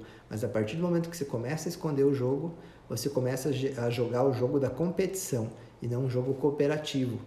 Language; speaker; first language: Portuguese; native; Portuguese